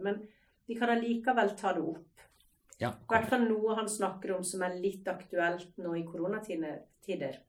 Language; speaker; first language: Norwegian; native; Norwegian